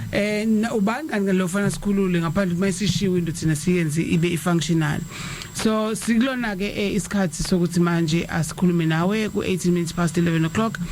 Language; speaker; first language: Zulu; native; Zulu